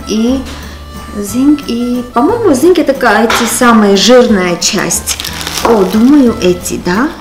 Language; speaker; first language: Russian; non-native, local second language; Armenian